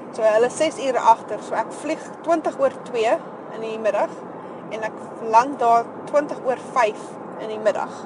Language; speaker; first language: Afrikaans; native; Afrikaans